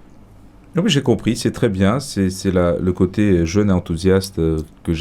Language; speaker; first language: French; native; French